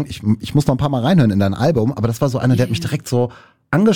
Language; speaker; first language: German; native; German